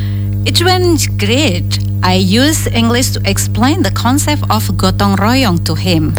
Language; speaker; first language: English; non-native, fluent; Indonesian